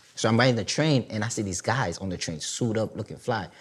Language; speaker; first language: English; early bilingual, other home language; Haitian Creole